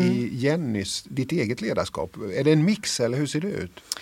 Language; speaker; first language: Swedish; native; Swedish